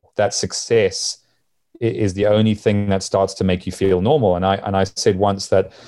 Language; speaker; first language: English; native; English